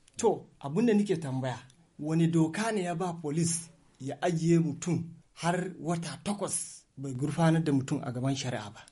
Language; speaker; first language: Hausa; non-native, local second language; Fula